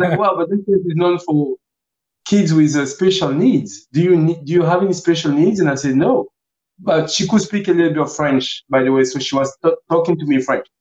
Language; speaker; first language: English; early bilingual, other home language; French